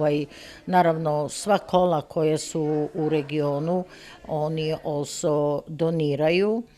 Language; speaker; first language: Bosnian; early bilingual, heritage; Serbian